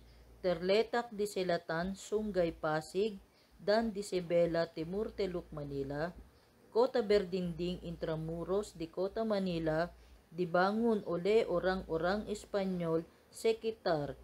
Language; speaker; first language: Indonesian; non-native, learner; Filipino